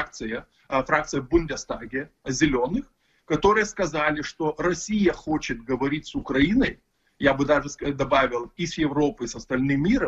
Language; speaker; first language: Russian; non-native, fluent; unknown